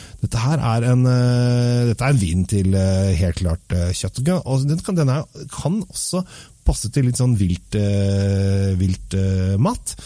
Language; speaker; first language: Norwegian; native; Norwegian